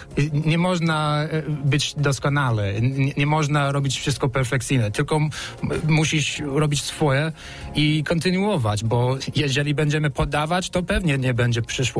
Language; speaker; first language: Polish; non-native, fluent; English